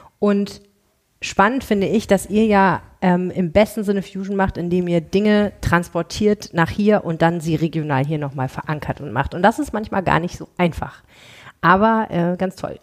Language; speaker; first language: German; native; German